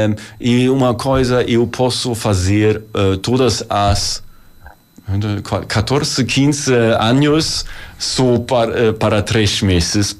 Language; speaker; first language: Portuguese; non-native, learner; German